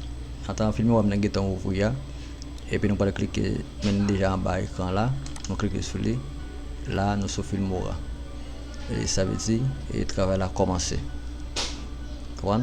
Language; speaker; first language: French; non-native, learner; Haitian Creole